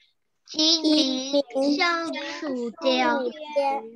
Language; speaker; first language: Chinese; early bilingual, heritage; Chinese